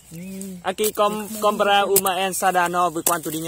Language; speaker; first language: Portuguese; non-native, learner; Vietnamese